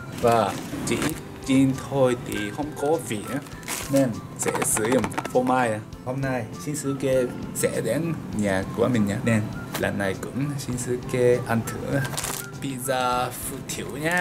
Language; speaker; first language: Vietnamese; non-native, learner; Japanese